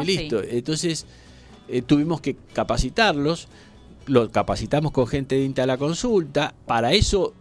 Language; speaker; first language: Spanish; native; Spanish